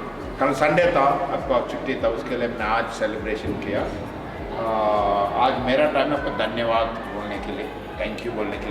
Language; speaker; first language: Hindi; non-native, learner; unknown